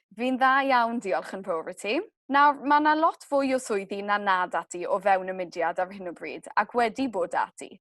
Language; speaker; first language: Welsh; native; Welsh